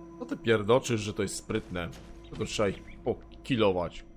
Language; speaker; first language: Polish; native; Polish